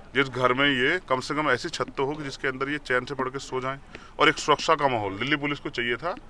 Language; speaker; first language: Hindi; native; Hindi